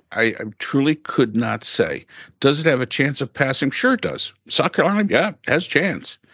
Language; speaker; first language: English; native; English